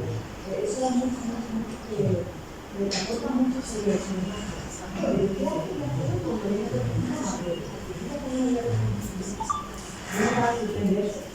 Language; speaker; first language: Spanish; non-native, learner; Arabic